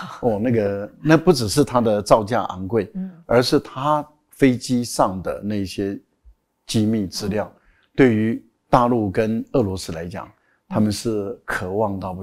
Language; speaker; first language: Chinese; native; Chinese